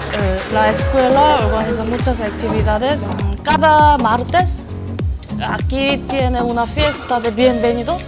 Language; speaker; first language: Spanish; non-native, learner; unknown